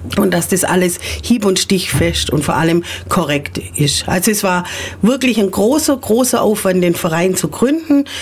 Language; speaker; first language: German; native; German